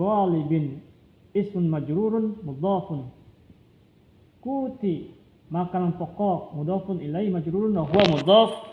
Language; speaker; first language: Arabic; non-native, learner; Indonesian